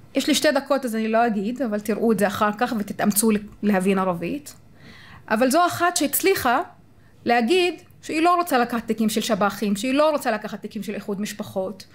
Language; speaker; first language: Hebrew; non-native, local second language; Arabic